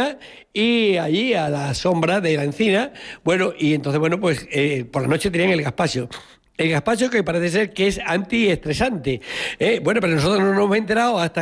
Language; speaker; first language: Spanish; native; Spanish